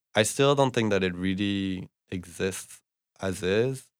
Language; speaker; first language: English; non-native, fluent; French